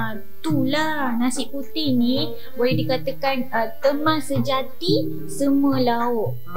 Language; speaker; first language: Malay; native; Malay